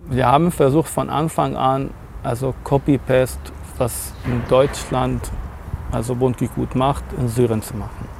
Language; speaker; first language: German; non-native, learner; Arabic